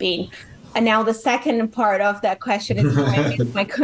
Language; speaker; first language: English; non-native, fluent; Portuguese